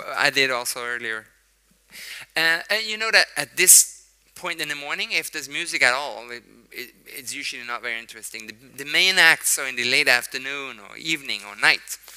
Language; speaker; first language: English; non-native, fluent; Swedish